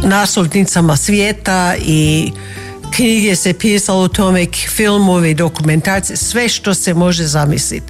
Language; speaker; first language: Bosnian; non-native, fluent; English